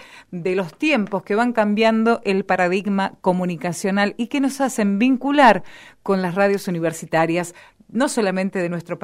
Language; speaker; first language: Spanish; native; Spanish